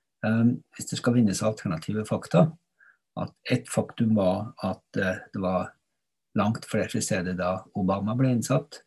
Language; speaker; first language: Norwegian; native; Norwegian